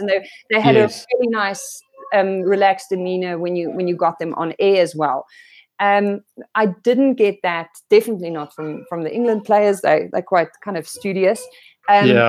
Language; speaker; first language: English; non-native, local second language; Afrikaans